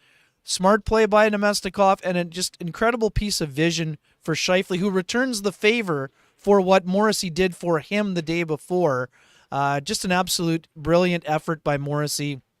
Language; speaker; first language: English; native; English